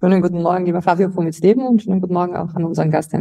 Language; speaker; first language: German; native; German